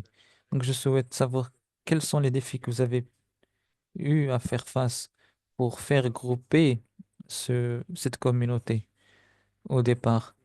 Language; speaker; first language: French; non-native, fluent; Spanish